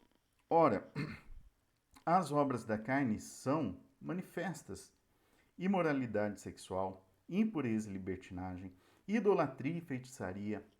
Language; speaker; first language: Portuguese; native; Portuguese